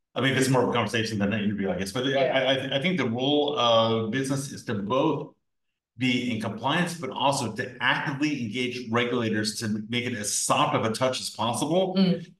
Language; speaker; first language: English; native; English